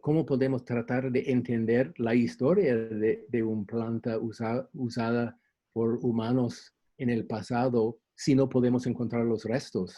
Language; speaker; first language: Spanish; non-native, fluent; English